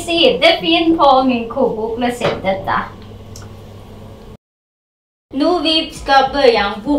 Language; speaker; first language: Swedish; non-native, learner; Thai